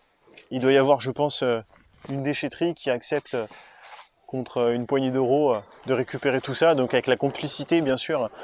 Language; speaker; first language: French; native; French